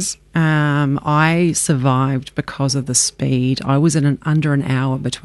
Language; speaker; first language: English; native; English